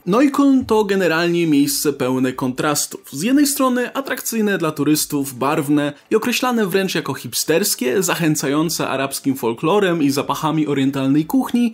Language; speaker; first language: Polish; native; Polish